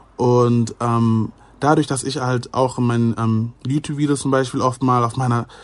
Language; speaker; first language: German; native; German